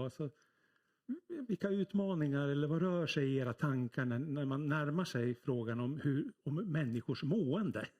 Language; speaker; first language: Swedish; native; Swedish